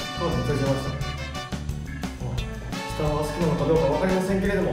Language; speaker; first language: Japanese; native; Japanese